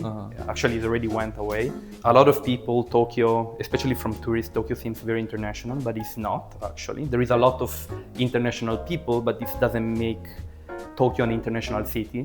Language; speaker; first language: English; early bilingual, other home language; Italian